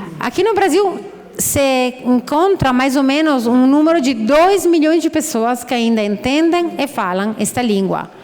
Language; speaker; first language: Portuguese; non-native, fluent; Italian